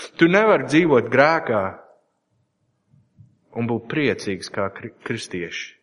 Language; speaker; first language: Latvian; non-native, learner; English